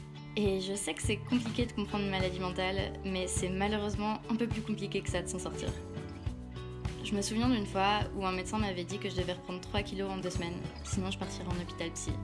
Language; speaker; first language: French; native; French